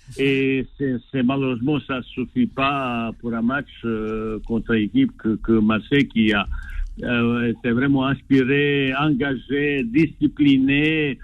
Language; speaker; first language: French; non-native, fluent; Bosnian